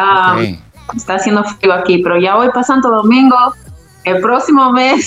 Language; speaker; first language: Spanish; early bilingual, other home language; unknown